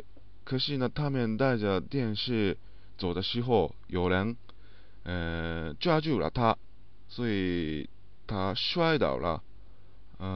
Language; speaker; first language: Chinese; non-native, learner; Japanese